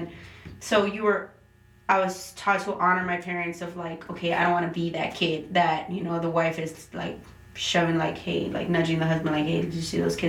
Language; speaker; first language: English; early bilingual, other home language; Spanish